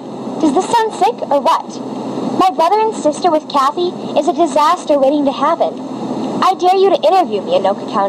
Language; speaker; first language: English; native; English